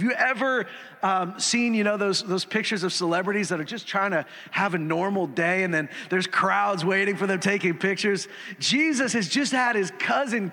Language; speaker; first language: English; native; English